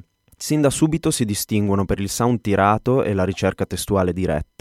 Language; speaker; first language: Italian; native; Italian